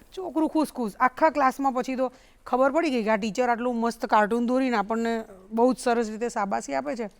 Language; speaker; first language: Gujarati; native; Gujarati